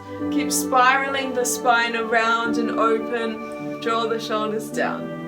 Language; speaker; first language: English; native; English